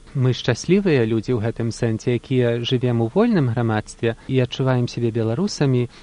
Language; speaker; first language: Belarusian; early bilingual, heritage; Belarusian